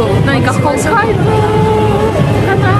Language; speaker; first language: Japanese; non-native, fluent; Ukrainian